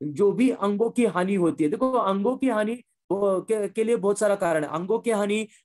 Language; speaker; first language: Hindi; non-native, local second language; Marathi